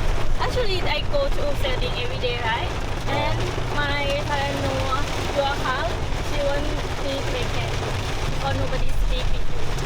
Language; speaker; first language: English; non-native, learner; Thai